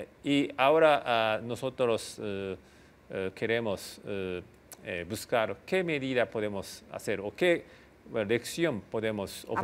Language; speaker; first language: Spanish; non-native, fluent; Japanese